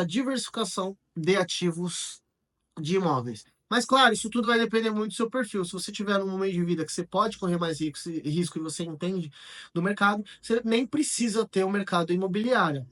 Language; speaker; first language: Portuguese; native; Portuguese